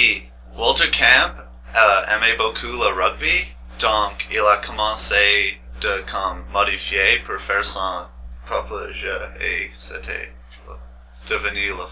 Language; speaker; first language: French; non-native, learner; English